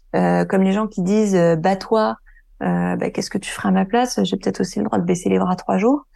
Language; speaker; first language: French; native; French